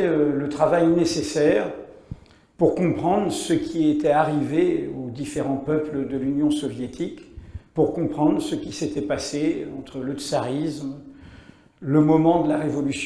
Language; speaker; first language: French; native; French